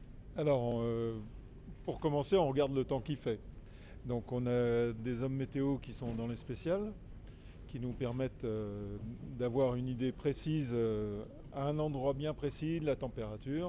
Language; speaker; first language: French; native; French